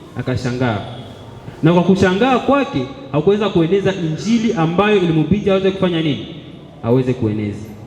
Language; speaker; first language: Swahili; native; Swahili